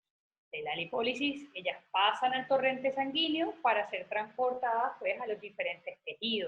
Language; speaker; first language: Spanish; native; Spanish